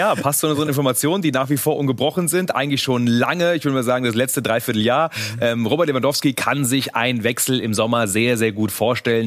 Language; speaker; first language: German; native; German